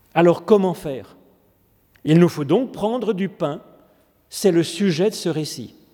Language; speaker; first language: French; native; French